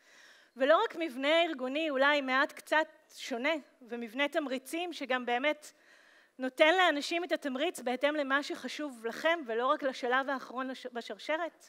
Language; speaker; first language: Hebrew; native; Hebrew